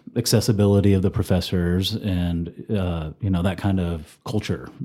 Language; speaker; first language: English; native; English